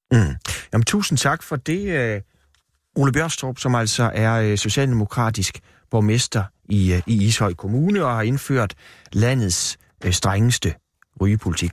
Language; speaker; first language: Danish; native; Danish